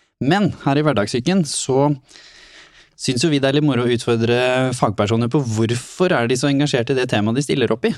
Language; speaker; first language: Norwegian; native; Norwegian